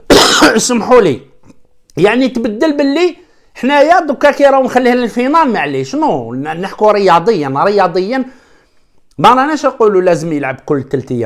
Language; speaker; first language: Arabic; native; Arabic